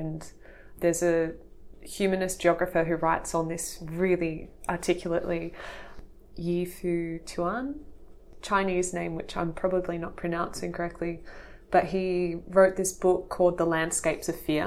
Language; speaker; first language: English; native; English